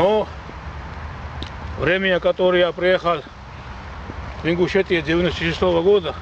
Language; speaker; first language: Russian; non-native, learner; Georgian